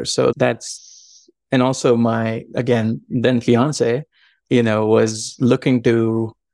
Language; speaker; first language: English; non-native, local second language; Marathi